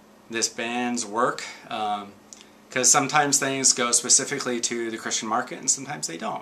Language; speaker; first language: English; native; English